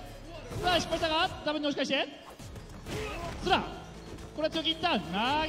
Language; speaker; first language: Japanese; native; Japanese